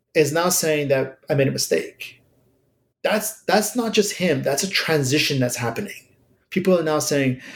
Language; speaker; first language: English; early bilingual, other home language; Persian